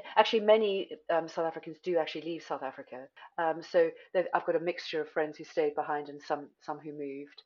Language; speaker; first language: English; native; English